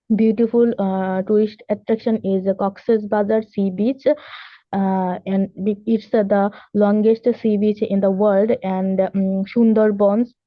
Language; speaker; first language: English; non-native, local second language; Bangla